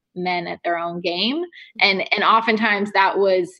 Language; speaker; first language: English; native; English